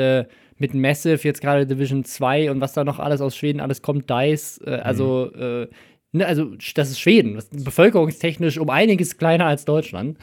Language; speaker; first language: German; native; German